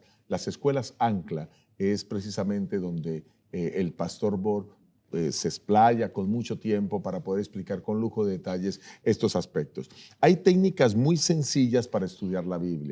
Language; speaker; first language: Spanish; native; Spanish